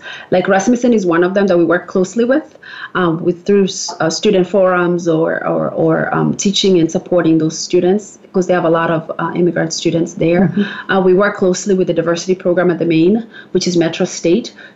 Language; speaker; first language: English; non-native, local second language; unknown